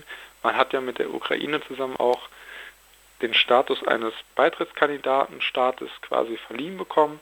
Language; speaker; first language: German; native; German